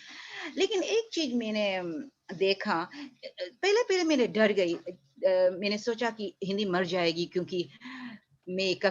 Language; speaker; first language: Hindi; non-native, fluent; English